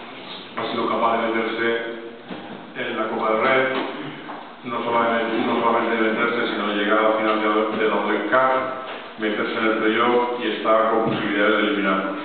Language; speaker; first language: Spanish; native; Spanish